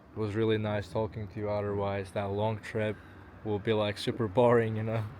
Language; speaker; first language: English; non-native, fluent; Azerbaijani